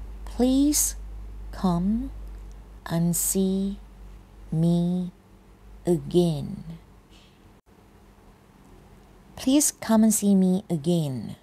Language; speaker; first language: English; non-native, fluent; Thai